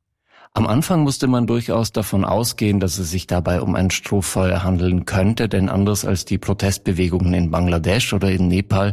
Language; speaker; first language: German; native; German